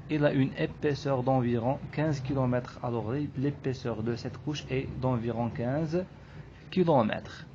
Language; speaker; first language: French; non-native, local second language; Arabic